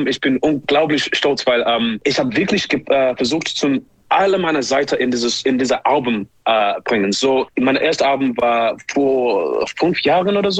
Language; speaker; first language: German; non-native, learner; English